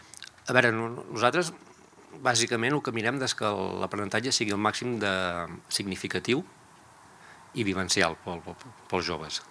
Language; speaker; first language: Catalan; native; Catalan